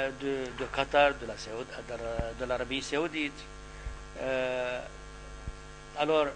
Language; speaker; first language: French; non-native, fluent; Arabic